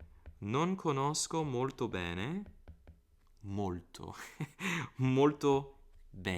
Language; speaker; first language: Italian; non-native, fluent; English